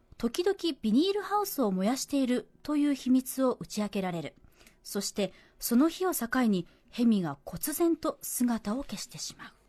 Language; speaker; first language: Japanese; native; Japanese